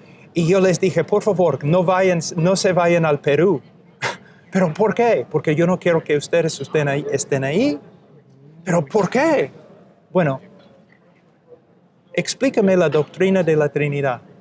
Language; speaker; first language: Spanish; non-native, fluent; English